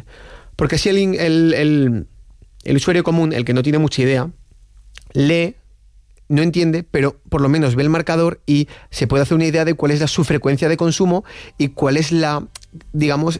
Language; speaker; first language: Spanish; native; Spanish